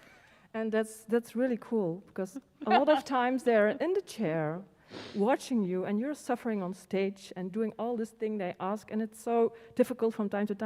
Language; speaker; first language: English; non-native, fluent; Dutch